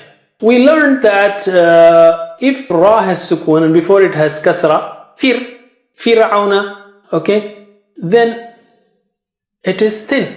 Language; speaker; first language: English; non-native, fluent; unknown